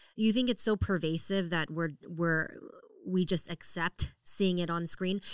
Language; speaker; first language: English; early bilingual, other home language; Korean